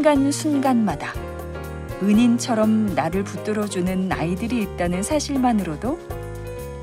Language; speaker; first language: Korean; native; Korean